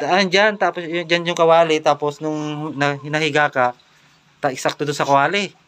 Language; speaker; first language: Filipino; native; Filipino